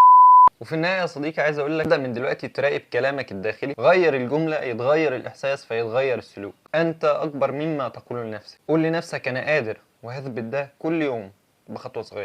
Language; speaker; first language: Arabic; native; Arabic